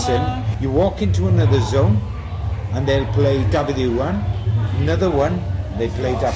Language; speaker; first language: English; native; English